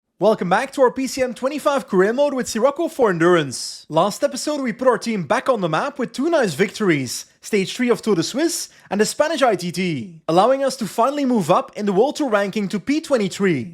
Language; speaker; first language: English; non-native, fluent; Dutch